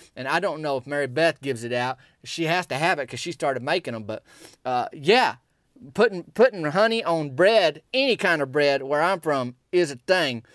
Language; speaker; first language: English; native; English